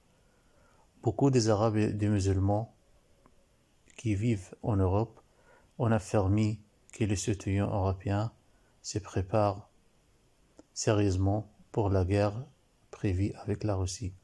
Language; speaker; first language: French; non-native, learner; Arabic